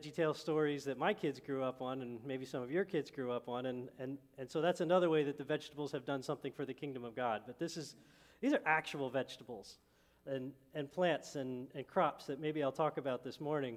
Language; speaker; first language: English; native; English